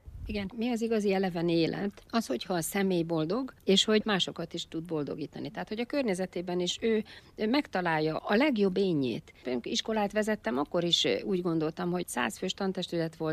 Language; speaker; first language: Hungarian; native; Hungarian